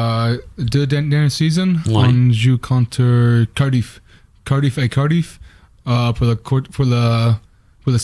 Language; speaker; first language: French; non-native, learner; English